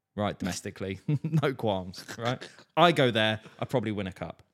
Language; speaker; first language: English; native; English